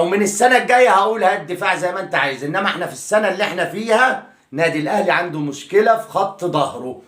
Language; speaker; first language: Arabic; native; Arabic